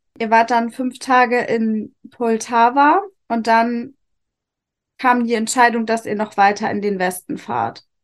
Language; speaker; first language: German; native; German